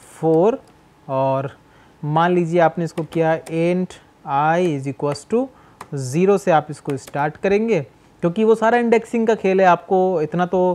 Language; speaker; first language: Hindi; native; Hindi